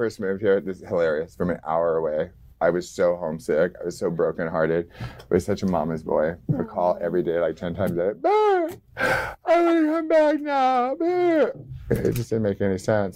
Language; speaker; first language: English; native; English